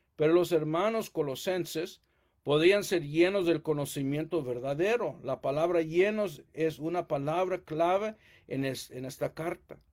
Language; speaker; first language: Spanish; early bilingual, heritage; Spanish